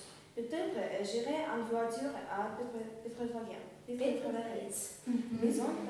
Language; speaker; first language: French; non-native, learner; Russian